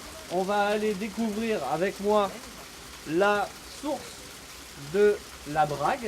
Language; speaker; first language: French; native; French